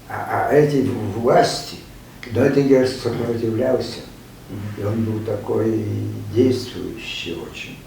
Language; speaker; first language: Russian; non-native, fluent; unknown